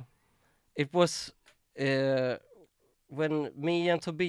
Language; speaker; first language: English; non-native, fluent; Swedish